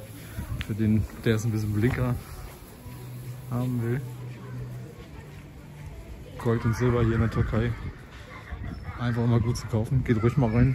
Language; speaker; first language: German; native; German